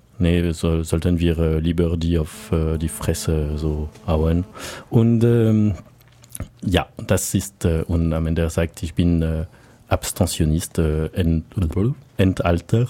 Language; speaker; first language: German; non-native, learner; French